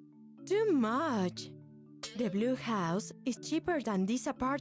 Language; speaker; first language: English; non-native, fluent; Spanish